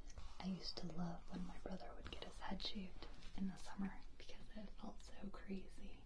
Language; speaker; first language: English; native; English